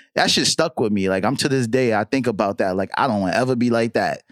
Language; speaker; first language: English; native; English